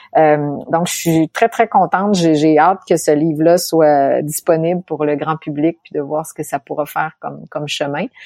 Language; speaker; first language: French; native; French